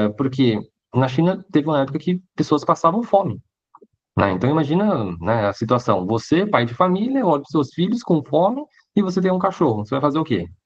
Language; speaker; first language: Portuguese; early bilingual, other home language; Chinese